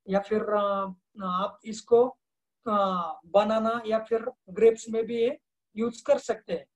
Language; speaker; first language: Hindi; non-native, local second language; Marathi